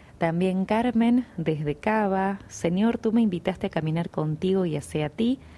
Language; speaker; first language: Spanish; native; Spanish